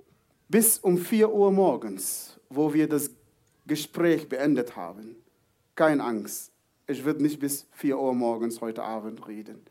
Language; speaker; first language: German; non-native, fluent; Arabic